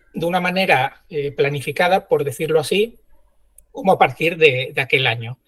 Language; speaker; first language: Spanish; native; Spanish